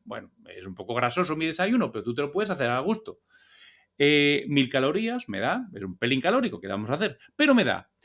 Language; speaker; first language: Spanish; native; Spanish